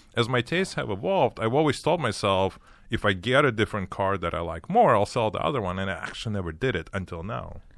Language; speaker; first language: English; early bilingual, other home language; Ukrainian